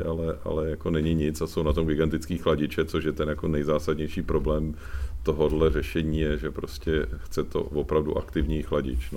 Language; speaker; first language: Czech; native; Czech